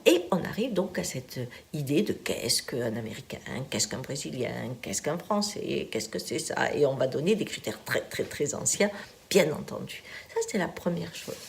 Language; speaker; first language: French; native; French